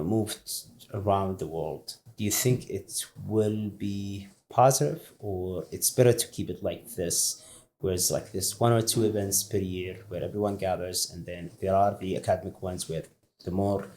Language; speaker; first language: English; non-native, fluent; Arabic